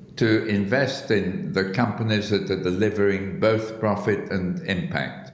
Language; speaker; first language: English; early bilingual, other home language; Arabic